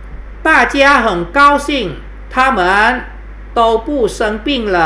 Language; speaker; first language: Chinese; non-native, fluent; Thai